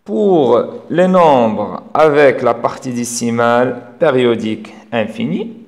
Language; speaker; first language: French; non-native, local second language; Arabic